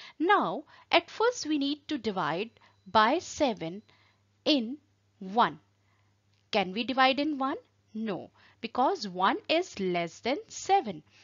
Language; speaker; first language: English; non-native, local second language; Hindi